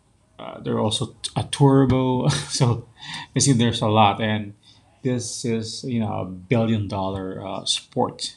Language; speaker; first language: English; non-native, local second language; Filipino